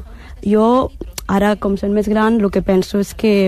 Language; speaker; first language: Catalan; early bilingual, other home language; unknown